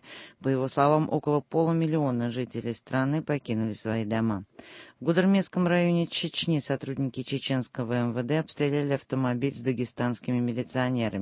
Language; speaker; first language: Russian; native; Russian